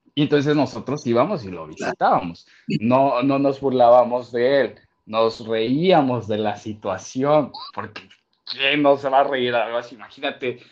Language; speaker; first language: Spanish; native; Spanish